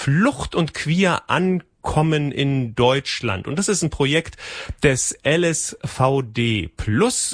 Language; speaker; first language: German; native; German